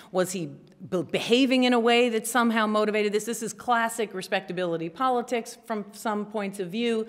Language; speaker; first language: English; native; English